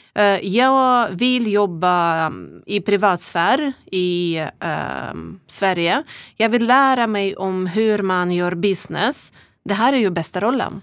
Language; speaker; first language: Swedish; non-native, fluent; Russian